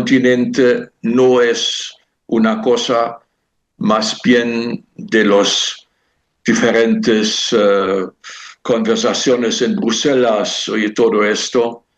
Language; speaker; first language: Spanish; non-native, fluent; German